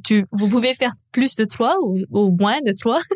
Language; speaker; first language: French; non-native, local second language; English